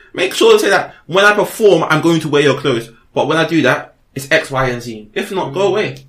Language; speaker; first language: English; native; English